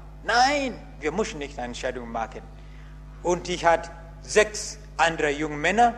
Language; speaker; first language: German; non-native, learner; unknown